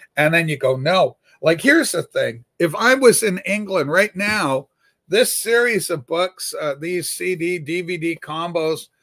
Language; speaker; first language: English; native; English